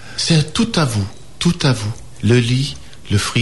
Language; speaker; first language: French; non-native, fluent; English